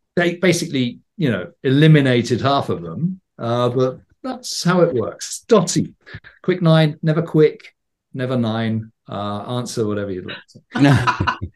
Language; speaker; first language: English; native; English